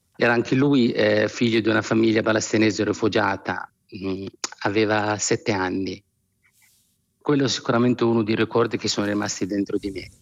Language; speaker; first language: Italian; non-native, fluent; Arabic